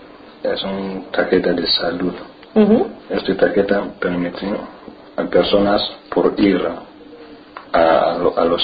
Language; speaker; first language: Spanish; non-native, learner; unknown